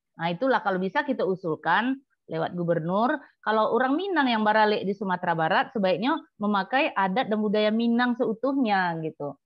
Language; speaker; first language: Indonesian; non-native, local second language; Minangkabau